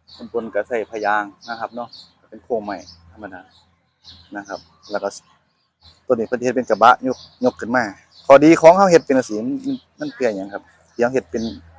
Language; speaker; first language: Thai; native; Thai